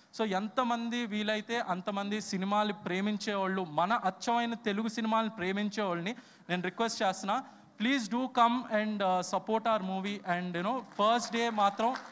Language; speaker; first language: Telugu; native; Telugu